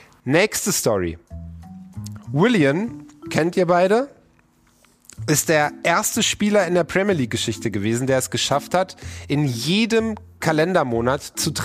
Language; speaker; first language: German; native; German